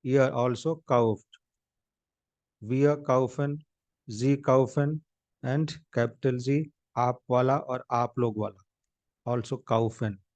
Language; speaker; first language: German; non-native, fluent; Hindi